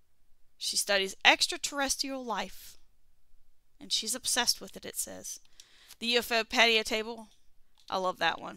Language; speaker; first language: English; native; English